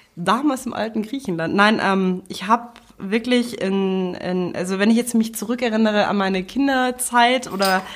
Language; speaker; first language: German; native; German